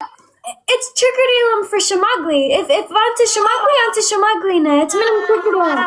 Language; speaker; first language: English; non-native, learner; Amharic